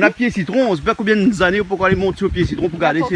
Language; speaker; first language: French; native; French